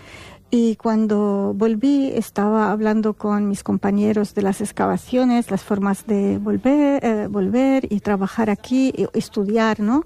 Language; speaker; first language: Spanish; non-native, fluent; Arabic